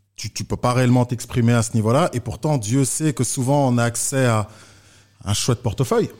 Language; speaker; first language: French; native; French